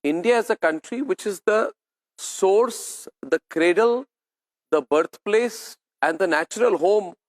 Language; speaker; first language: English; non-native, local second language; Hindi